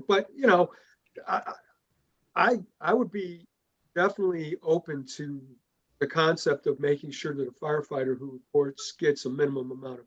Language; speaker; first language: English; native; English